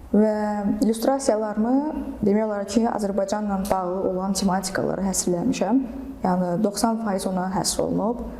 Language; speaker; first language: Azerbaijani; early bilingual, heritage; Azerbaijani